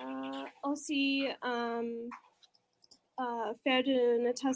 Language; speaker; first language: French; non-native, learner; English